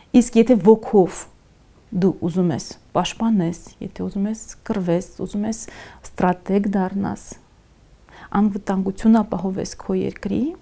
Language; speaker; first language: Armenian; native; Armenian